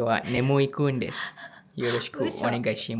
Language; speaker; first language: Japanese; non-native, learner; English